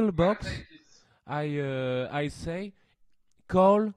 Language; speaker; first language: English; non-native, learner; French